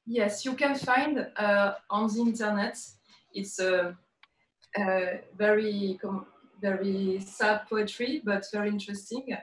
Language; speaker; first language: English; non-native, learner; French